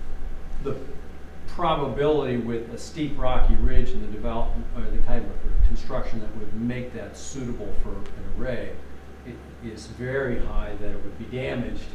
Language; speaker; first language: English; native; English